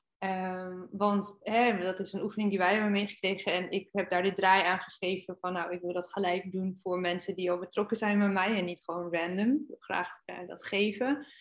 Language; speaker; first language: Dutch; native; Dutch